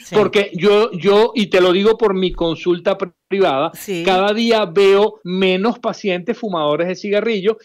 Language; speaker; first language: Spanish; native; Spanish